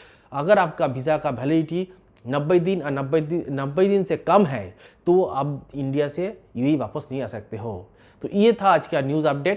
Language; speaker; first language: Hindi; non-native, local second language; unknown